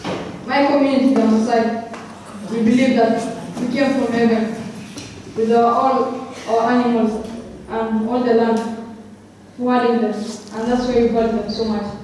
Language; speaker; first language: English; non-native, local second language; Masai